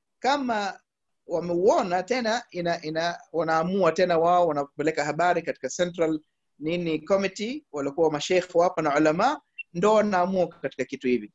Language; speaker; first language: Swahili; early bilingual, heritage; Arabic